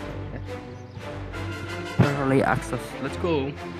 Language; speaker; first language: English; non-native, learner; Indonesian